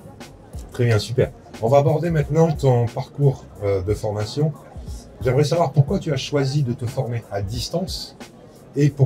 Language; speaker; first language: French; native; French